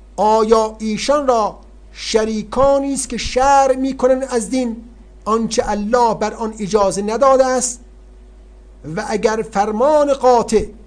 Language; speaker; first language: Persian; native; Persian